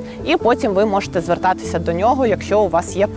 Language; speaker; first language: Ukrainian; native; Ukrainian